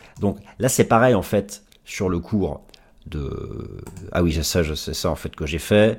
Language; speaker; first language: French; native; French